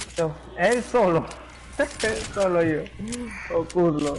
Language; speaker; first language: Spanish; native; Spanish